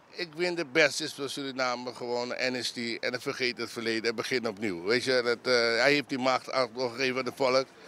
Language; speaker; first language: Dutch; non-native, local second language; Papiamento